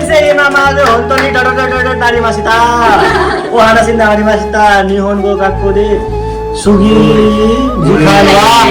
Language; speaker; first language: Japanese; non-native, learner; Nepali